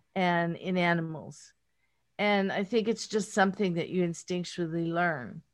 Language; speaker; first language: English; native; English